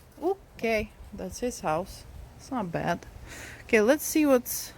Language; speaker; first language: English; non-native, fluent; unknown